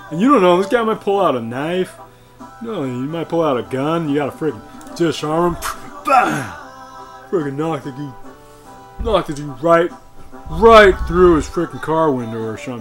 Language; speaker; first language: English; native; English